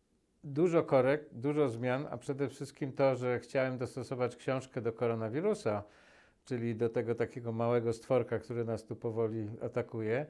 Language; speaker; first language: Polish; native; Polish